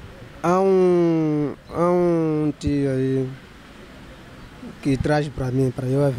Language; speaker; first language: Portuguese; non-native, local second language; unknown